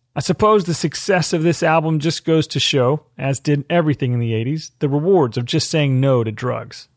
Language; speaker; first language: English; native; English